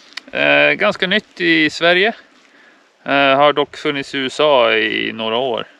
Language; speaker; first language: Swedish; native; Swedish